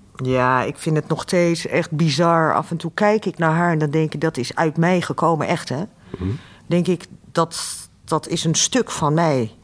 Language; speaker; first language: Dutch; early bilingual, other home language; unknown